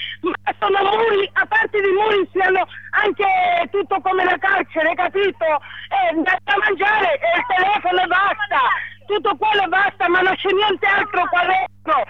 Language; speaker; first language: Italian; non-native, learner; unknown